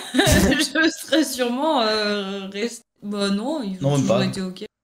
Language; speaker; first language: French; native; French